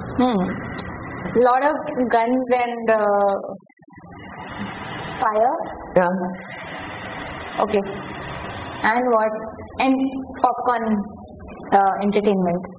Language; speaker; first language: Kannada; non-native, learner; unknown